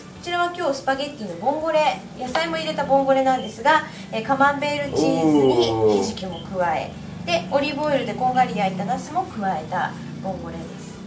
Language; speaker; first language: Japanese; native; Japanese